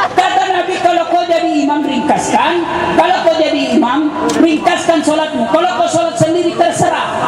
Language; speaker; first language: Indonesian; non-native, local second language; Buginese